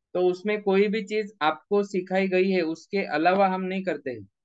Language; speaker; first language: Hindi; non-native, local second language; Marathi